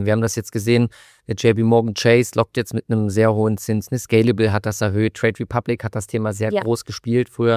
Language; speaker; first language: German; native; German